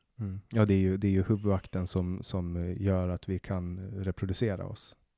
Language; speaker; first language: Swedish; native; Swedish